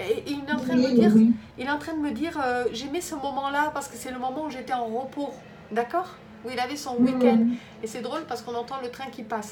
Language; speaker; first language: French; native; French